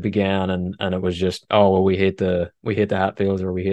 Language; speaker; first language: English; native; English